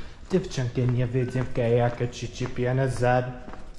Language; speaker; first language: English; native; English